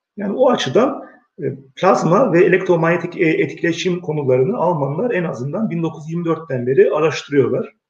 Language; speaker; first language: Turkish; early bilingual, heritage; Turkish